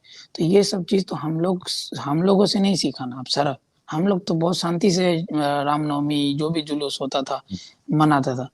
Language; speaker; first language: Hindi; non-native, local second language; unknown